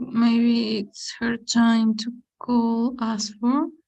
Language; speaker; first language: English; non-native, learner; Spanish